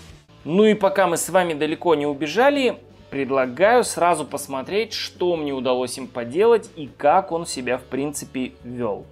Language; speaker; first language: Russian; native; Russian